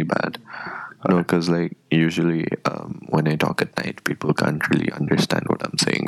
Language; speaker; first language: English; non-native, local second language; Tibetan